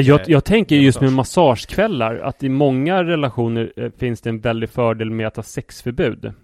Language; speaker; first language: Swedish; native; Swedish